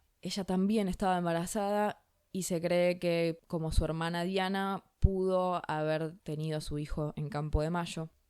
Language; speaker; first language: Spanish; native; Spanish